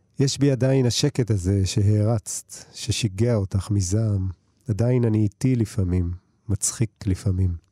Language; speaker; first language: Hebrew; early bilingual, other home language; Russian